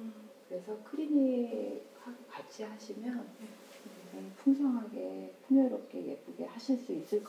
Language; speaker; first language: Korean; native; Korean